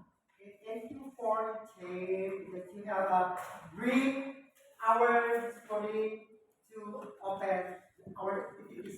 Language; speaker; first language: English; non-native, learner; Indonesian